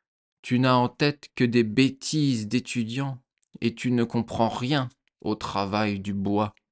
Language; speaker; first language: French; native; French